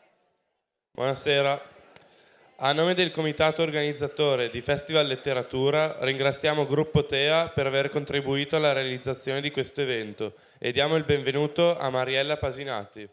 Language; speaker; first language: Italian; native; Italian